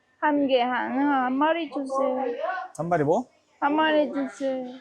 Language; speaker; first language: Korean; non-native, learner; Vietnamese